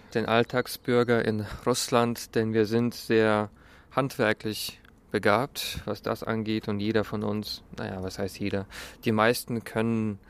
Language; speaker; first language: German; early bilingual, other home language; Russian